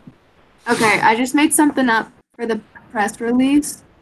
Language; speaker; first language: English; native; English